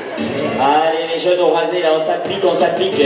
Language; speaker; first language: French; native; French